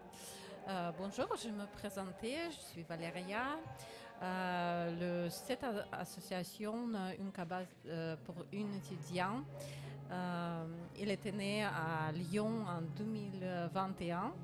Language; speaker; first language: French; non-native, learner; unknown